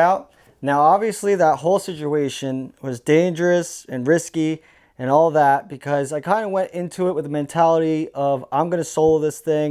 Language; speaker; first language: English; native; English